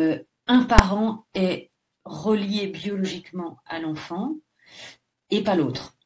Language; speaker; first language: French; native; French